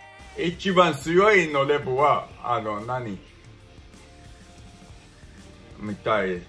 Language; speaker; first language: Japanese; non-native, learner; English